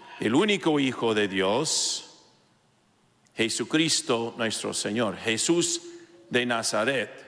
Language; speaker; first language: Spanish; non-native, fluent; English